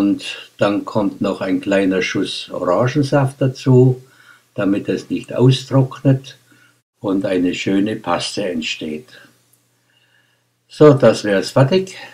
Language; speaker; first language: German; native; German